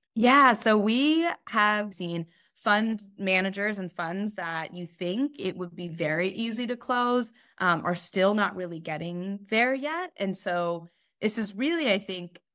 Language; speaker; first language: English; native; English